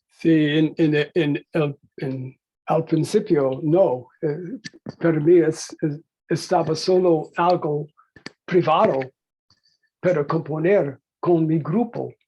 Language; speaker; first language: Spanish; non-native, learner; English